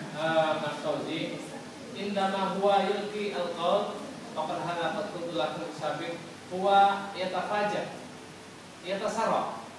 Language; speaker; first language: Arabic; non-native, learner; Indonesian